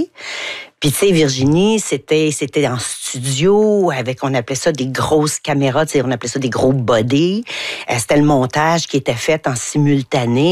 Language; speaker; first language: French; native; French